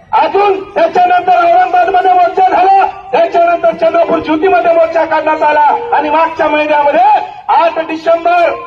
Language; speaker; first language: Marathi; non-native, local second language; Lambadi